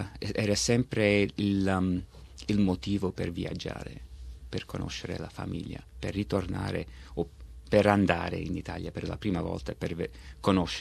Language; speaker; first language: Italian; early bilingual, heritage; Italian